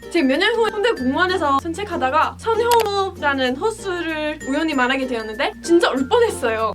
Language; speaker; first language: Korean; non-native, fluent; English